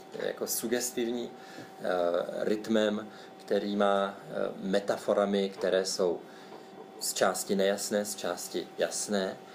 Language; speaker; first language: Czech; native; Czech